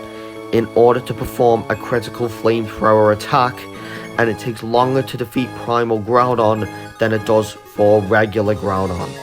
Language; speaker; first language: English; native; English